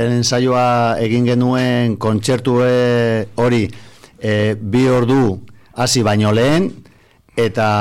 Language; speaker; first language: Basque; non-native, local second language; Spanish